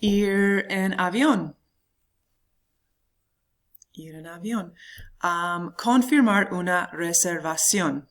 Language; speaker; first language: Spanish; non-native, fluent; English